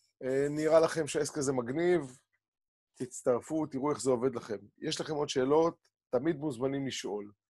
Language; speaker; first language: Hebrew; native; Hebrew